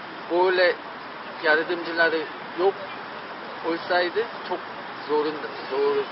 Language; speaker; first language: Turkish; non-native, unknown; Korean